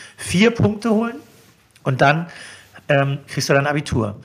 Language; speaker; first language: German; native; German